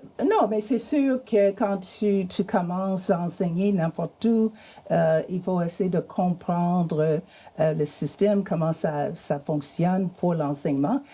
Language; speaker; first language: French; non-native, fluent; English